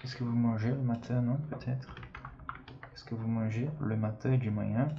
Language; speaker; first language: French; non-native, fluent; Portuguese